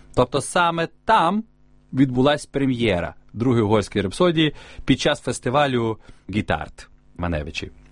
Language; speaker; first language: Ukrainian; native; Ukrainian